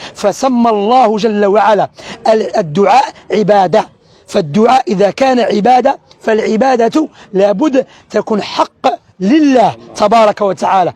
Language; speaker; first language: Arabic; native; Arabic